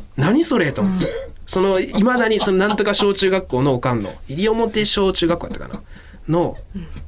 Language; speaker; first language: Japanese; native; Japanese